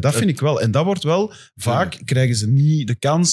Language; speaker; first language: Dutch; native; Dutch